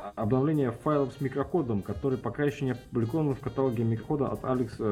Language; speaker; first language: Russian; native; Russian